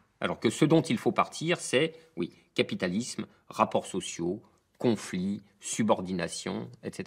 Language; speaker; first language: French; native; French